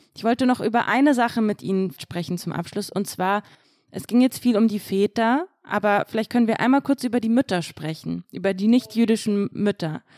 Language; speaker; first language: German; early bilingual, other home language; Russian